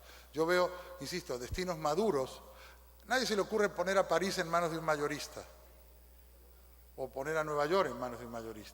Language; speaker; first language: Spanish; native; Spanish